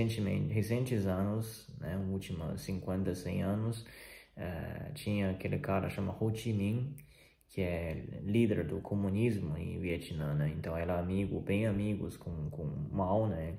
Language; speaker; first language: Portuguese; non-native, fluent; Chinese